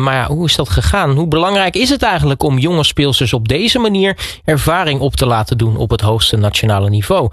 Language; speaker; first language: Dutch; native; Dutch